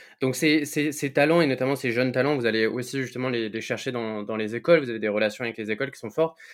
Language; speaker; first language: French; native; French